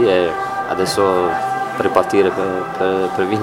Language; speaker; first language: Italian; non-native, learner; Swedish